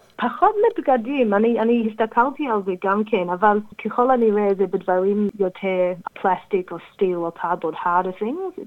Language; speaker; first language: Hebrew; non-native, fluent; English